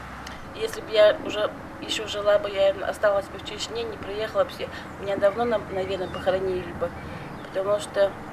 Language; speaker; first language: Russian; non-native, local second language; Chechen